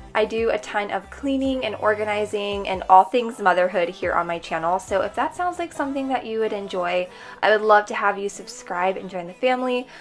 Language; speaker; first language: English; native; English